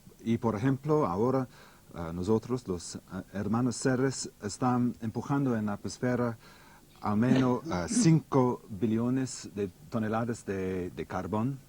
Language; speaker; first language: Spanish; non-native, fluent; English